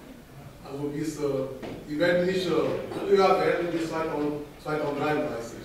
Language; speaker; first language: German; non-native, fluent; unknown